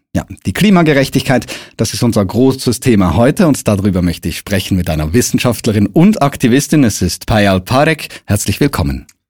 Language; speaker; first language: German; native; German